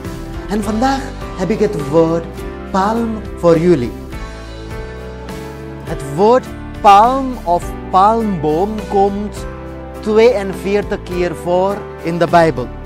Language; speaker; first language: Dutch; non-native, fluent; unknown